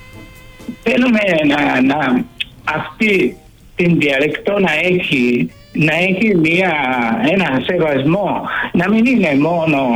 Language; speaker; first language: Greek; non-native, fluent; Italian